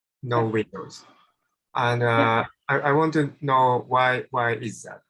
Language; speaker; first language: English; non-native, fluent; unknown